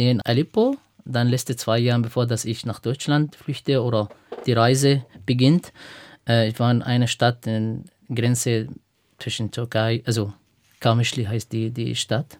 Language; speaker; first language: German; non-native, fluent; Arabic